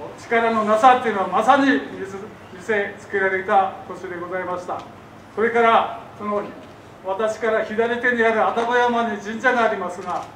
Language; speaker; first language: Japanese; native; Japanese